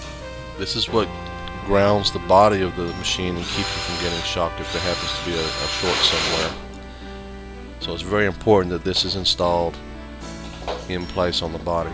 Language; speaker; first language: English; native; English